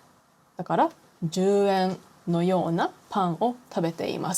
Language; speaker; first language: Japanese; non-native, fluent; English